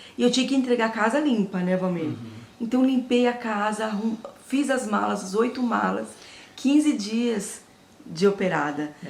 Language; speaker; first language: Portuguese; native; Portuguese